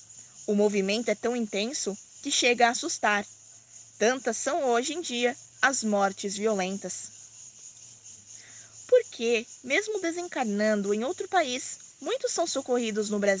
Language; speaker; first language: Portuguese; native; Portuguese